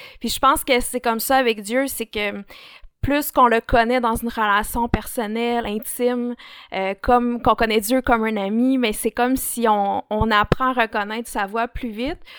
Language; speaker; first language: French; native; French